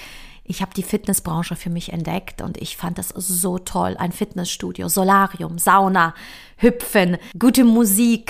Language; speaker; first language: German; early bilingual, other home language; Polish